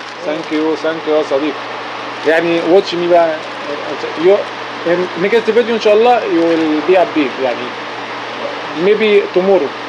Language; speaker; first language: Arabic; native; Arabic